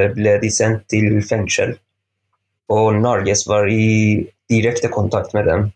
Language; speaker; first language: Norwegian; non-native, fluent; Persian